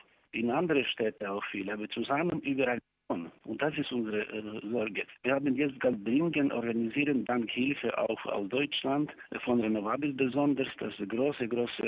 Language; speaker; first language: German; non-native, learner; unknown